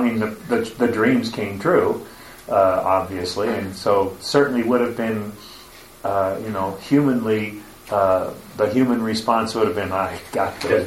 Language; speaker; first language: English; native; English